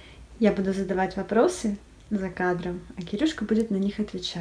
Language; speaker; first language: Russian; native; Russian